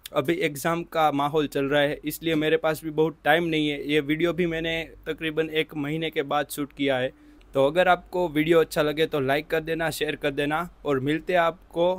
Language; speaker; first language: Hindi; non-native, local second language; Gujarati